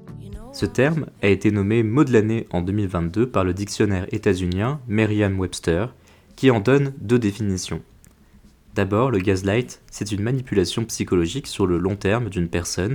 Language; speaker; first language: French; native; French